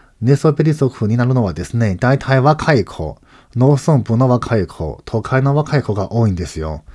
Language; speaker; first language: Japanese; non-native, fluent; Chinese